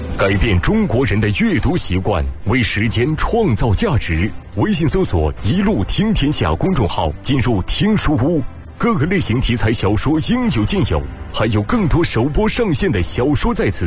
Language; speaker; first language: Chinese; native; Chinese